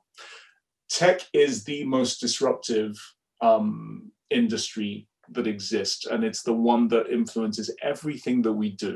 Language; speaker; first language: English; non-native, local second language; Yoruba